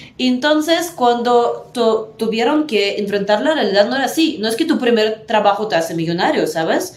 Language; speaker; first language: Spanish; non-native, fluent; Russian